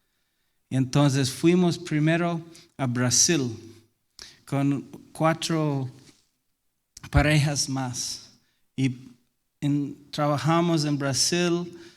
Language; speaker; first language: Spanish; non-native, fluent; English